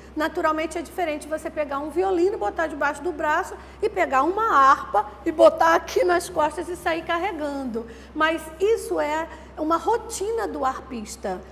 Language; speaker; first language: Portuguese; native; Portuguese